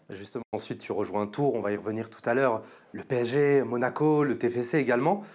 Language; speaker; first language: French; native; French